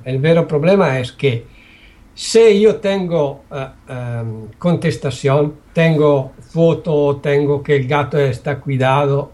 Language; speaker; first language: Spanish; non-native, learner; Italian